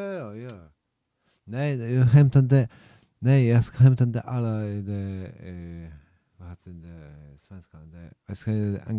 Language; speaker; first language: Swedish; non-native, learner; Polish